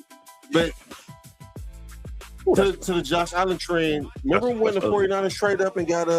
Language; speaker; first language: English; native; English